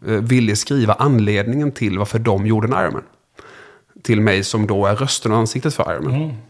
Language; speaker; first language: Swedish; native; Swedish